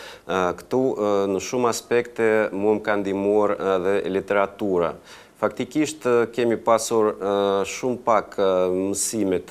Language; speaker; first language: Albanian; non-native, fluent; Russian